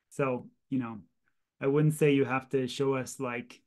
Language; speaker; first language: English; native; English